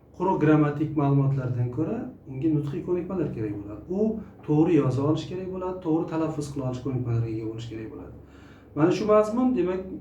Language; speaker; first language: Uzbek; native; Uzbek